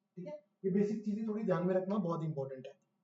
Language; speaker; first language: Hindi; native; Hindi